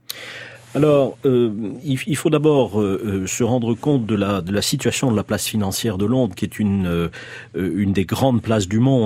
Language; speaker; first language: French; native; French